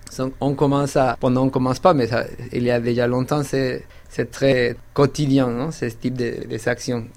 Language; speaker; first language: French; non-native, fluent; Spanish